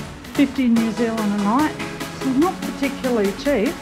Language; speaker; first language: English; native; English